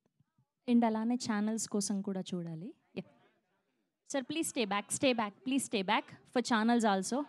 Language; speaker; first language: Telugu; native; Telugu